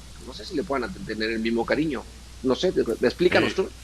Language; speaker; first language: Spanish; native; Spanish